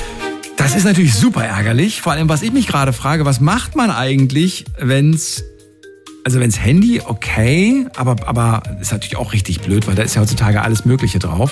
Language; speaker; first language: German; native; German